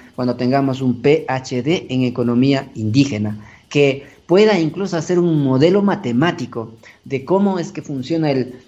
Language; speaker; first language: Spanish; native; Spanish